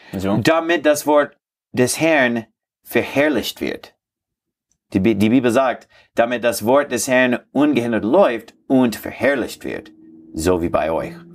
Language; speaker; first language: German; non-native, fluent; English